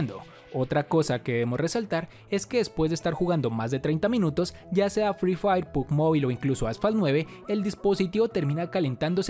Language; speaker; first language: Spanish; native; Spanish